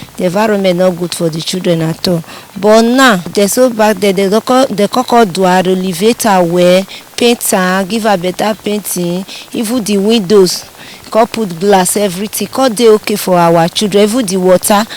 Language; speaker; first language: Nigerian Pidgin; non-native, local second language; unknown